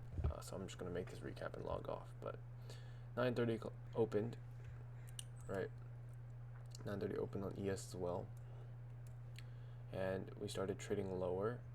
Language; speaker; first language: English; native; English